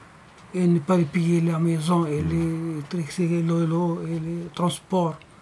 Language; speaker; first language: French; non-native, learner; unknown